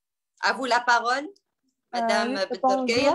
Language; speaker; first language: French; non-native, local second language; Arabic